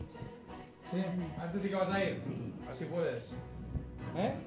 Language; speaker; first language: Spanish; native; Spanish